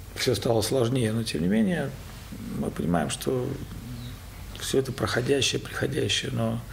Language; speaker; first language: Russian; native; Russian